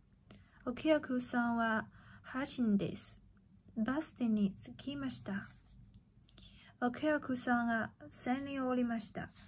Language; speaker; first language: Japanese; non-native, learner; Chinese